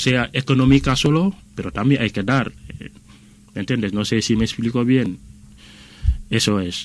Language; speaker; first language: Spanish; non-native, fluent; Wolof